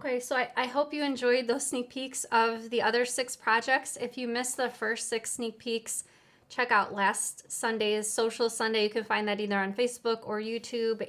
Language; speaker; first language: English; native; English